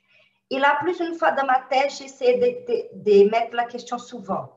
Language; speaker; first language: French; non-native, fluent; Portuguese